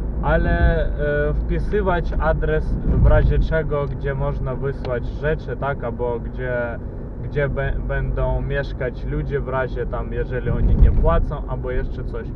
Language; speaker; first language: Polish; non-native, fluent; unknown